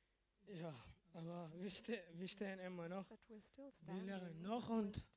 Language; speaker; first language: German; non-native, learner; Arabic